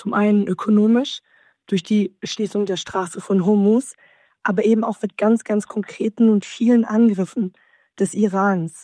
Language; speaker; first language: German; native; German